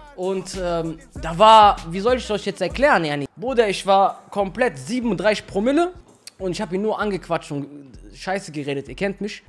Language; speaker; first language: German; early bilingual, other home language; Albanian